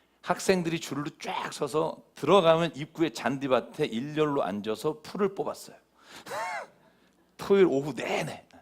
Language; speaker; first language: Korean; native; Korean